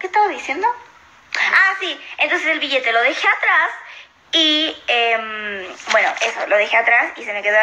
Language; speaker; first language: Spanish; native; Spanish